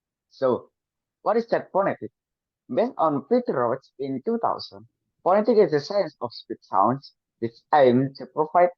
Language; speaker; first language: English; non-native, learner; Indonesian